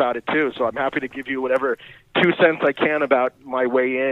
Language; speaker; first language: English; native; English